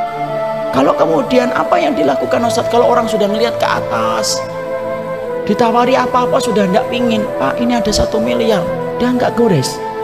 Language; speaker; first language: Indonesian; native; Indonesian